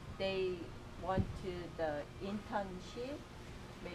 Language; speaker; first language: English; non-native, learner; Korean